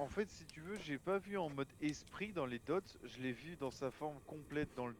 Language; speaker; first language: French; native; French